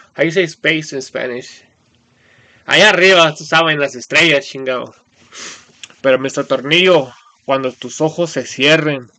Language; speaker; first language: Spanish; early bilingual, heritage; Spanish